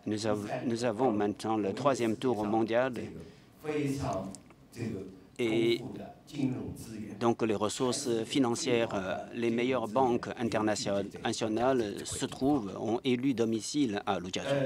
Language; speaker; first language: French; non-native, fluent; Chinese